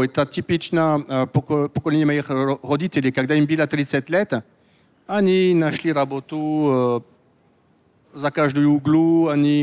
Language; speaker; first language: Russian; non-native, learner; French